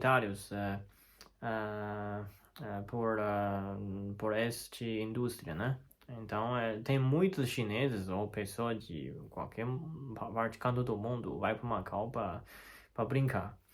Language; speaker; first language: Portuguese; non-native, fluent; Chinese